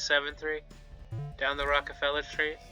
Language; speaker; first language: English; native; English